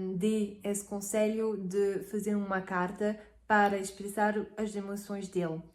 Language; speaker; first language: Portuguese; non-native, fluent; French